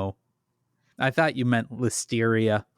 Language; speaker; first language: English; native; English